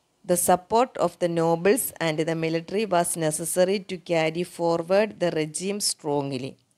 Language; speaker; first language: English; non-native, local second language; Malayalam